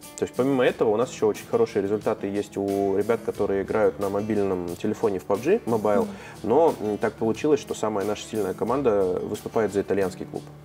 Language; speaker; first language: Russian; native; Russian